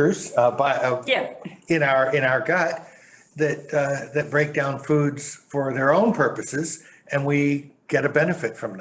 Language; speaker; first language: English; native; English